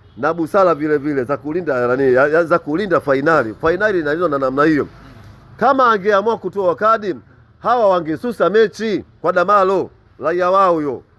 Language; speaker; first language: Swahili; native; Swahili